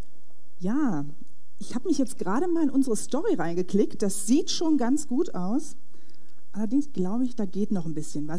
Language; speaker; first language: German; native; German